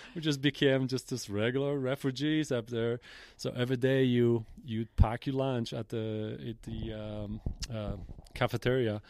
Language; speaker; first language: English; non-native, fluent; Polish